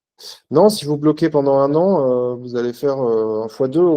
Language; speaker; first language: French; native; French